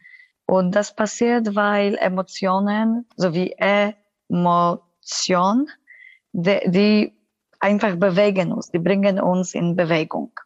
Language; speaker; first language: German; non-native, fluent; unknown